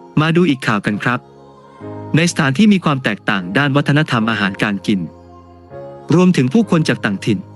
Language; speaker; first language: Thai; native; Thai